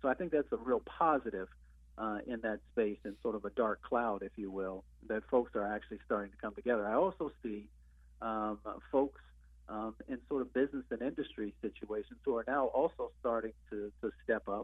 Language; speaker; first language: English; native; English